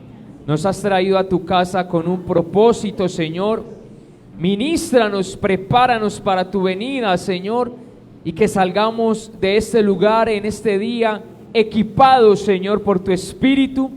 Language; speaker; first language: Spanish; native; Spanish